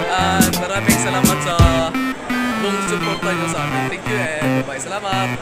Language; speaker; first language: Filipino; non-native, local second language; Cebuano